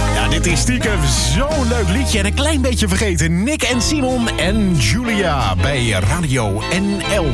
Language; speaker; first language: Dutch; native; Dutch